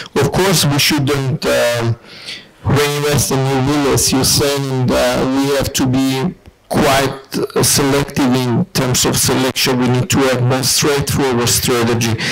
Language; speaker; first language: English; non-native, fluent; Armenian